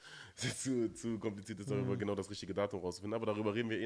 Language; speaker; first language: German; native; German